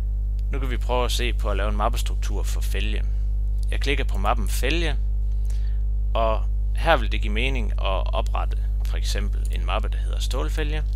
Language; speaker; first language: Danish; native; Danish